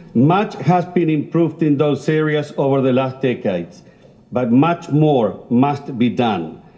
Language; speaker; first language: English; non-native, fluent; Spanish